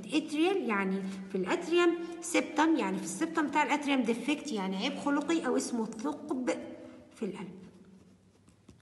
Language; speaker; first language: Arabic; native; Arabic